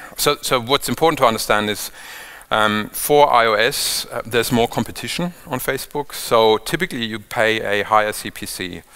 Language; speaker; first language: English; non-native, fluent; German